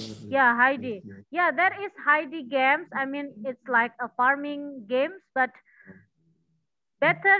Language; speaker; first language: English; non-native, learner; Indonesian